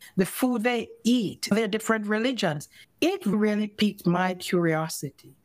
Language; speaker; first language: English; native; English